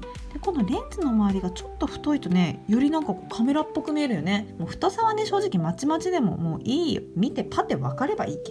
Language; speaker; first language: Japanese; native; Japanese